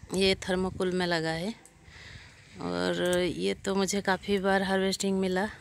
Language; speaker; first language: Hindi; non-native, local second language; Odia